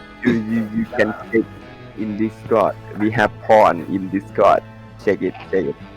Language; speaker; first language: English; non-native, learner; Thai